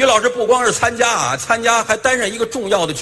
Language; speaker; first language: Chinese; native; Chinese